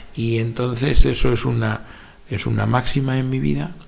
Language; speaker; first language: Spanish; native; Spanish